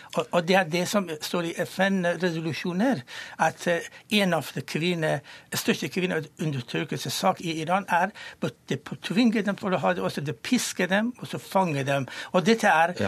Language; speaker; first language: Norwegian; non-native, fluent; Persian